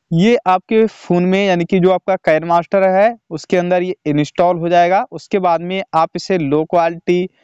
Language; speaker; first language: Hindi; native; Hindi